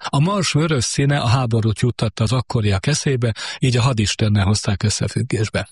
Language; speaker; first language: Hungarian; native; Hungarian